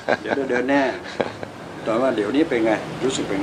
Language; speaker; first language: Thai; native; Thai